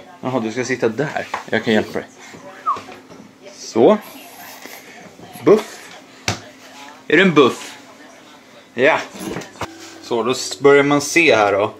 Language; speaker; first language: Swedish; native; Swedish